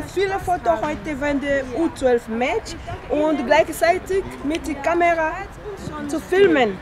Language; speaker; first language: German; non-native, learner; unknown